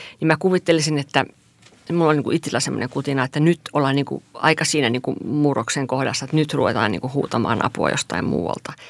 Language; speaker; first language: Finnish; non-native, local second language; Swedish